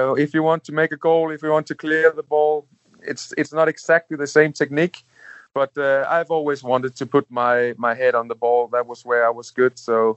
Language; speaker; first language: English; non-native, fluent; Danish